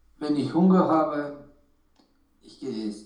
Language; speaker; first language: German; non-native, learner; Romanian